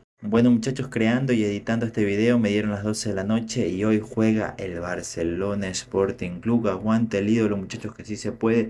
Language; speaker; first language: Spanish; native; Spanish